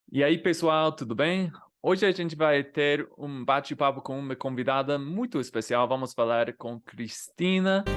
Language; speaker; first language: Portuguese; non-native, fluent; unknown